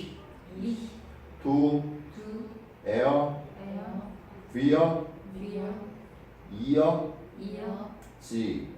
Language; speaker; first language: German; non-native, fluent; Korean